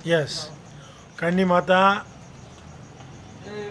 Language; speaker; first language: English; non-native, learner; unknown